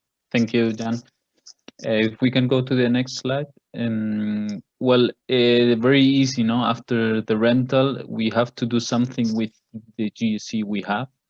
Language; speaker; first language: English; non-native, fluent; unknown